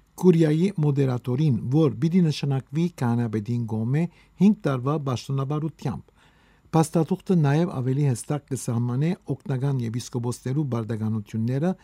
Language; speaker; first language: Armenian; native; Armenian